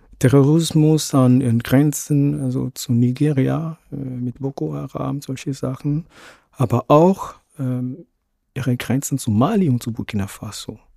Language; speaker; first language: German; non-native, fluent; Ewe